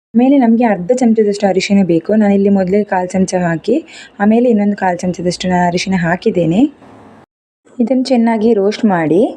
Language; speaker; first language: Kannada; non-native, local second language; Tulu